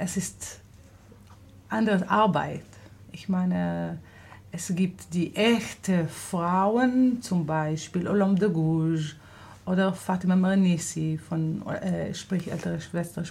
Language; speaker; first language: German; non-native, fluent; Hebrew